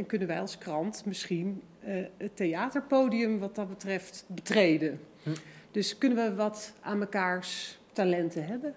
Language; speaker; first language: Dutch; native; Dutch